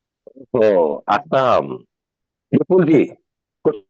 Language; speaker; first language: Hindi; native; Hindi